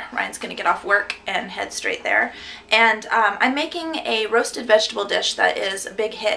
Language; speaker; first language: English; native; English